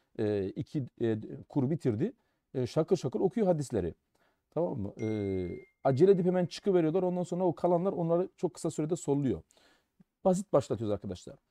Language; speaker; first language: Turkish; early bilingual, heritage; German